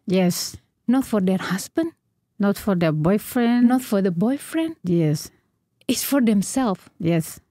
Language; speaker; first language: English; non-native, fluent; Indonesian